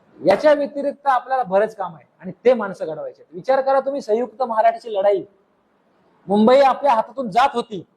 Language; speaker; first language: Marathi; native; Marathi